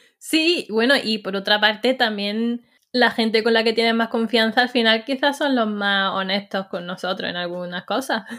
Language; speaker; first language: Spanish; native; Spanish